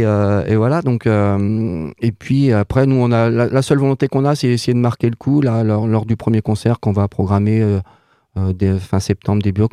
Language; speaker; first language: French; native; French